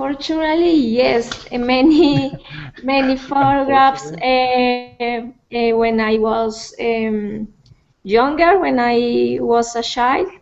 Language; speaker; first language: English; non-native, learner; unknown